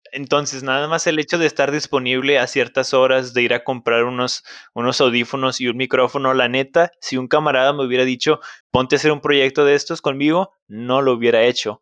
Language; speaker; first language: Spanish; native; Spanish